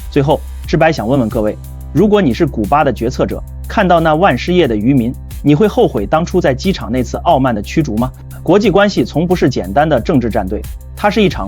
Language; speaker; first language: Chinese; native; Chinese